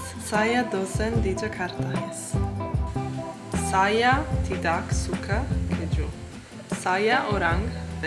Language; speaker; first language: Indonesian; non-native, learner; Italian